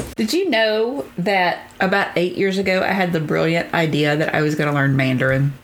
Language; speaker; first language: English; native; English